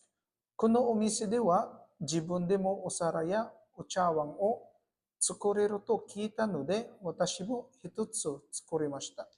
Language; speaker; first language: Japanese; non-native, fluent; Filipino